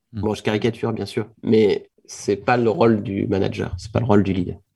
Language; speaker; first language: French; native; French